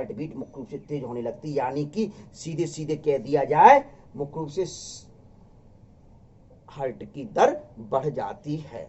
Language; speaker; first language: Hindi; native; Hindi